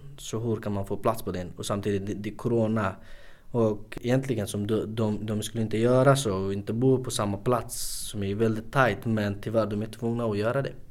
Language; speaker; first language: Swedish; non-native, fluent; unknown